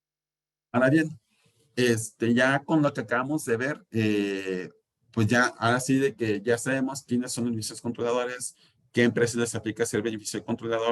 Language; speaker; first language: Spanish; native; Spanish